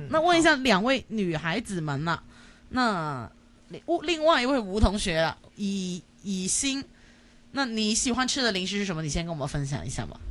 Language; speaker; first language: Chinese; non-native, local second language; Cantonese